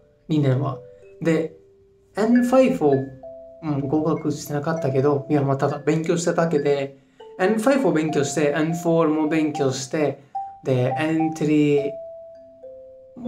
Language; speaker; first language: Japanese; non-native, fluent; Hindi